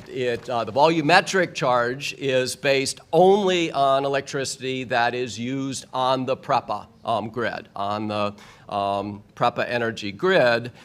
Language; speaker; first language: English; native; English